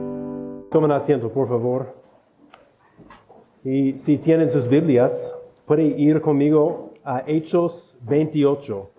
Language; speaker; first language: Spanish; non-native, fluent; English